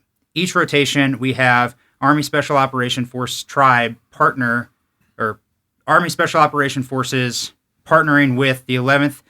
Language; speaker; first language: English; native; English